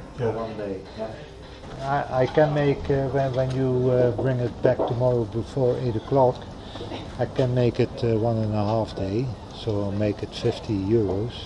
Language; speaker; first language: English; non-native, fluent; Dutch